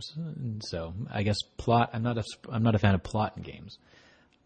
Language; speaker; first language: English; native; English